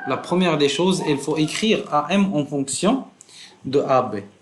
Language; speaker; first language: French; non-native, local second language; Arabic